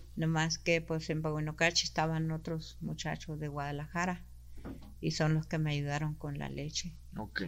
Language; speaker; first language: Spanish; non-native, local second language; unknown